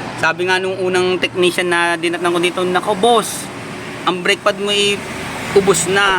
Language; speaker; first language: Filipino; native; Filipino